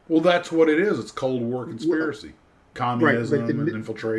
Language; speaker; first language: English; native; English